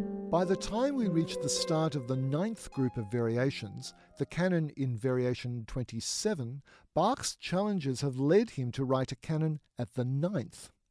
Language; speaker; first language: English; native; English